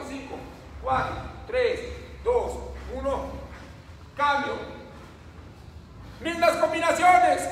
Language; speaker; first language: Spanish; native; Spanish